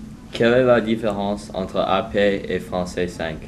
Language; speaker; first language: French; non-native, fluent; English